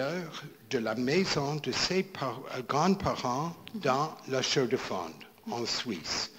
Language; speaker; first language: French; non-native, fluent; English